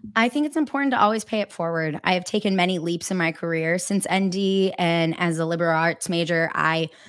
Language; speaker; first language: English; native; English